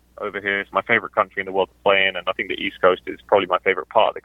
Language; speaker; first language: English; native; English